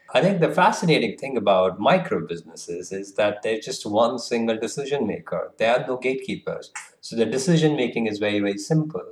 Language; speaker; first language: English; non-native, local second language; Hindi